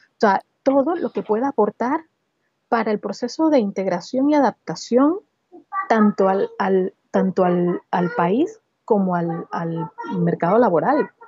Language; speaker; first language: Spanish; native; Spanish